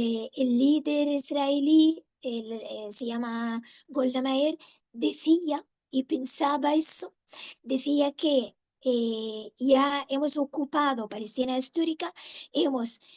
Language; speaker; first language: Spanish; non-native, fluent; Arabic